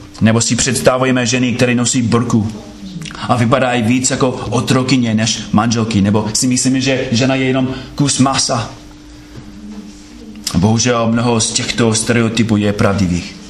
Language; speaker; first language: Czech; non-native, fluent; English